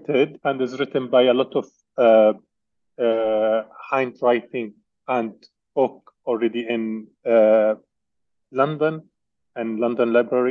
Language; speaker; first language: English; non-native, learner; Arabic